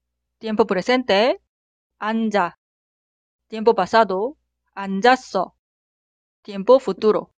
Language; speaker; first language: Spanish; non-native, fluent; Korean